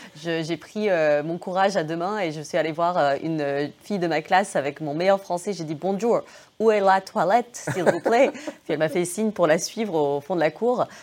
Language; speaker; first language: French; early bilingual, other home language; English